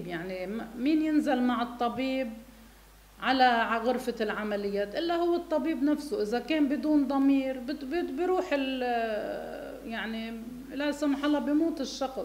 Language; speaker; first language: Arabic; native; Arabic